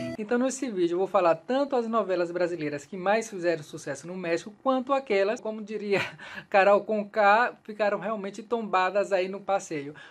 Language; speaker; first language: Portuguese; native; Portuguese